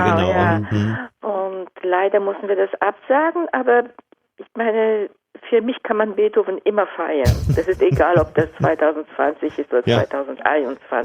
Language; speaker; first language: German; non-native, fluent; Japanese